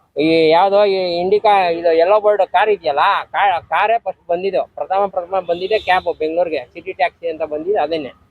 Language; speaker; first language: Kannada; native; Kannada